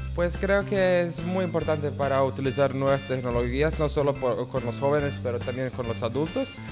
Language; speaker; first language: Spanish; non-native, learner; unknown